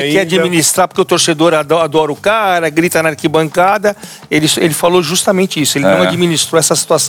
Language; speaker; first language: Portuguese; native; Portuguese